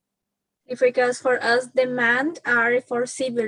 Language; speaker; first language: English; non-native, learner; Spanish